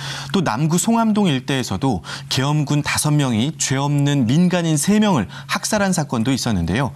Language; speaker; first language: Korean; native; Korean